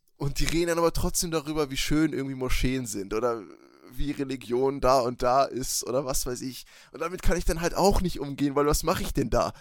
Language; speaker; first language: German; early bilingual, other home language; Turkish